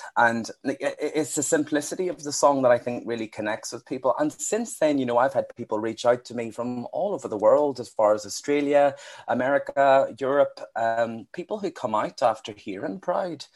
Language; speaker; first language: English; native; English